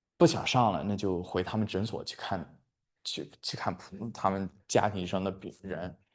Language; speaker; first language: Chinese; early bilingual, heritage; Chinese